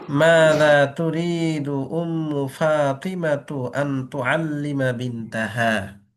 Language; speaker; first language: Arabic; non-native, fluent; Bangla